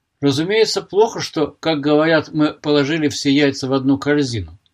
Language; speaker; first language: Russian; native; Russian